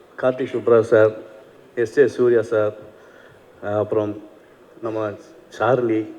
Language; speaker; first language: Tamil; native; Tamil